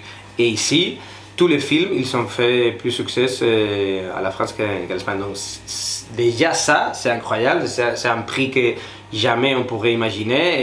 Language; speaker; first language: French; non-native, fluent; Spanish